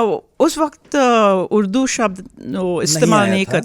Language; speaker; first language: Hindi; early bilingual, heritage; Hindi